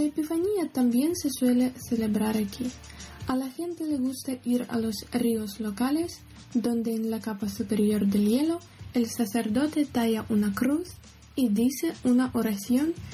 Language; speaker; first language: Spanish; non-native, learner; Ukrainian